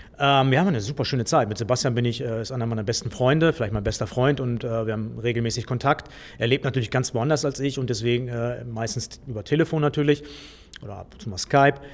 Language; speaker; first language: German; native; German